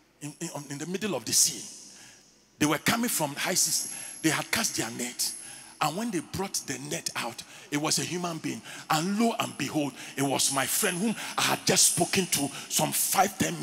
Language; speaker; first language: English; non-native, local second language; Akan